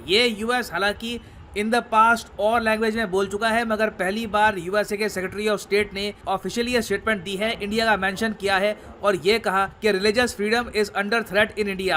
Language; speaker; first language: Hindi; native; Hindi